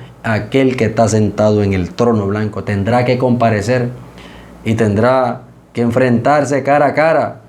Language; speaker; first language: Spanish; native; Spanish